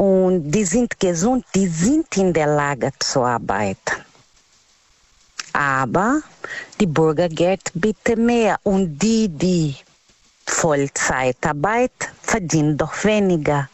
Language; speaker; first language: German; non-native, learner; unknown